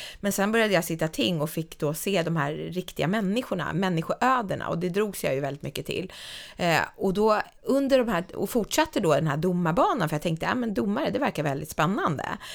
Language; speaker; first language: Swedish; native; Swedish